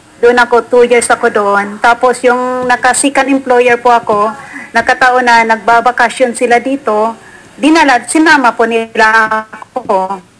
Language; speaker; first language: Filipino; non-native, local second language; Cebuano